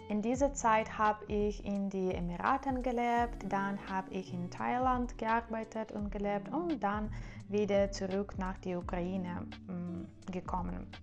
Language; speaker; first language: German; non-native, learner; Ukrainian